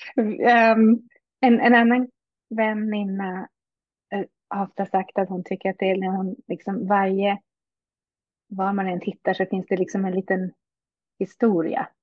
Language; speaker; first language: Swedish; native; Swedish